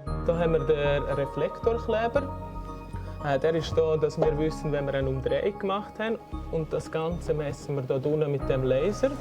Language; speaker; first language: German; native; German